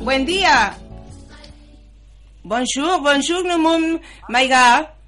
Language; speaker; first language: French; non-native, learner; Spanish